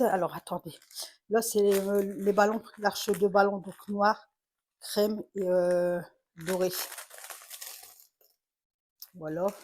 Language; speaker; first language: French; native; French